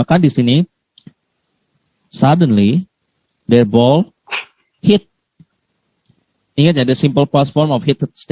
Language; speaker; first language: English; non-native, learner; Indonesian